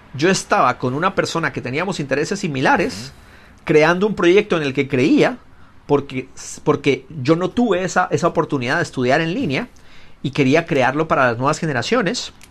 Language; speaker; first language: Spanish; native; Spanish